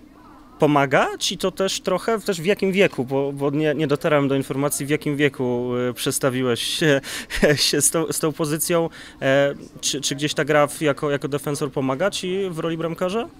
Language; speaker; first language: Polish; native; Polish